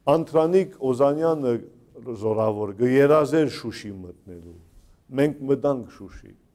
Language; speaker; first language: Armenian; native; Armenian